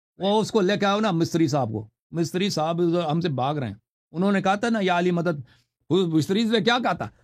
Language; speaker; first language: Urdu; non-native, local second language; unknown